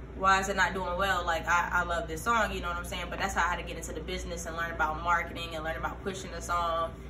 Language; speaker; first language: English; native; English